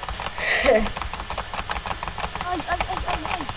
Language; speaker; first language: French; native; French